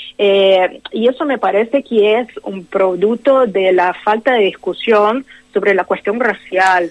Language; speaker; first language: Spanish; non-native, fluent; Portuguese